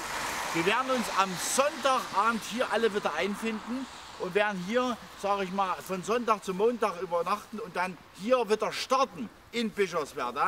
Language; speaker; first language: German; native; German